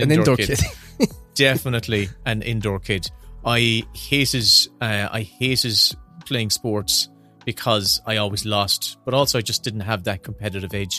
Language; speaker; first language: English; native; English